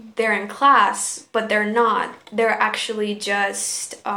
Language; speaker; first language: English; non-native, fluent; Turkish